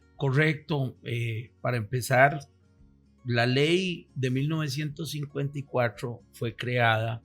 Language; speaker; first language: Spanish; native; Spanish